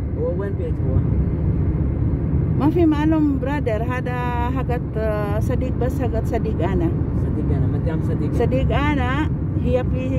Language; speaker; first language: Arabic; non-native, learner; Filipino